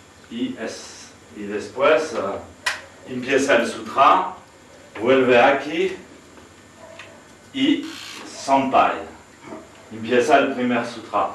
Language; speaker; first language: Spanish; non-native, fluent; French